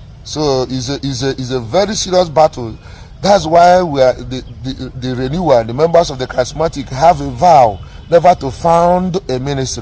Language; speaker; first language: English; non-native, local second language; Igbo